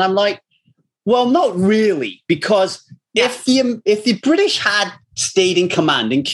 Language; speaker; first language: English; native; English